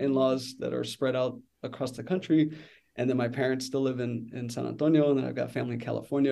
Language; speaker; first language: English; native; English